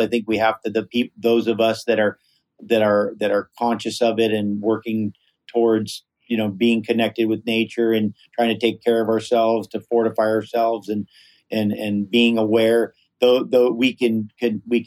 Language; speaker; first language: English; native; English